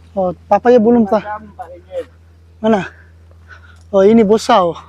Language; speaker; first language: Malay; non-native, learner; Bangla